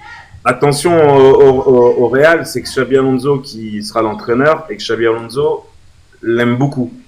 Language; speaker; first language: French; native; French